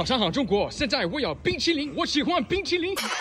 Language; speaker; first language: Chinese; non-native, learner; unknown